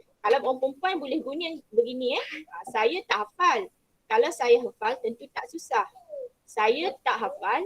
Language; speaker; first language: Malay; native; Malay